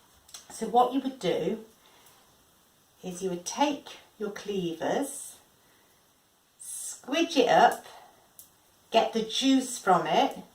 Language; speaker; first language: English; native; English